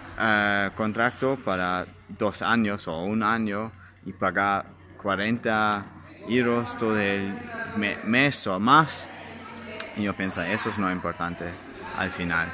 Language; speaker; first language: Spanish; non-native, learner; German